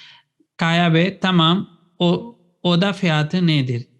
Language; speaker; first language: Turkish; non-native, fluent; Urdu